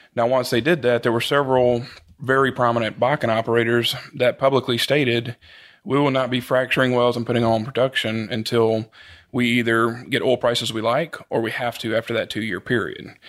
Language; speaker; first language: English; native; English